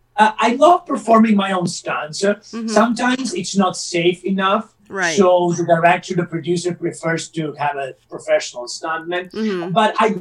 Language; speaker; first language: English; non-native, fluent; Italian